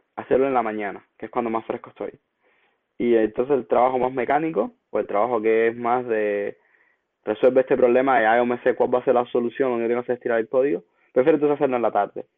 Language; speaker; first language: Spanish; native; Spanish